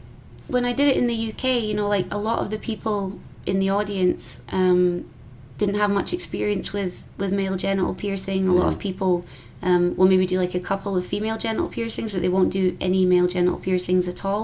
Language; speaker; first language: English; native; English